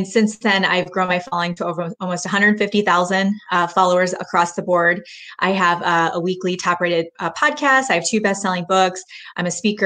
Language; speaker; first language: English; native; English